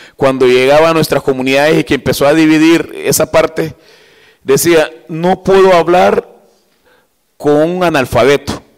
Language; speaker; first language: Spanish; native; Spanish